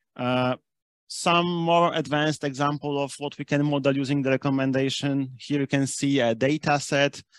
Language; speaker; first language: English; non-native, fluent; German